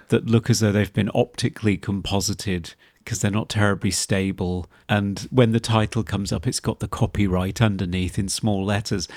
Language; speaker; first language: English; native; English